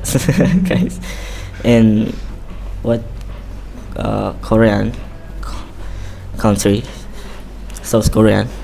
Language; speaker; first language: English; non-native, learner; Indonesian